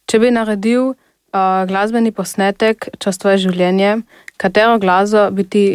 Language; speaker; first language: Slovenian; non-native, local second language; German